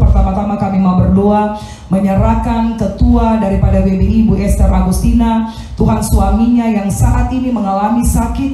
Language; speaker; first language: Indonesian; native; Indonesian